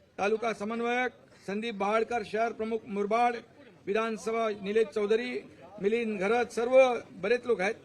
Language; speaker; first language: Marathi; native; Marathi